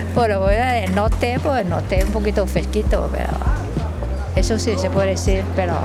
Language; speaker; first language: Spanish; non-native, learner; Thai